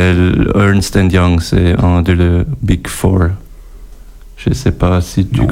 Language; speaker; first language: French; non-native, learner; German